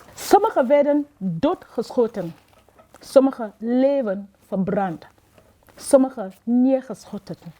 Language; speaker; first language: Dutch; non-native, fluent; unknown